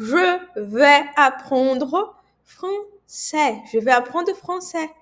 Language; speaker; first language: French; non-native, fluent; Portuguese